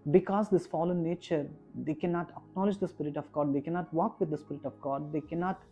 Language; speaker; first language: English; non-native, local second language; Kannada